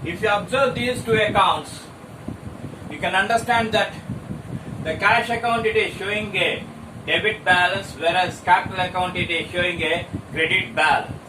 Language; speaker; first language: English; non-native, local second language; Telugu